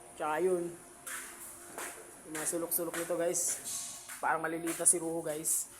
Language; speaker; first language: Filipino; native; Filipino